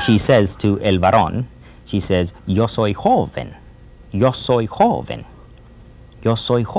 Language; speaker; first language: Spanish; non-native, fluent; English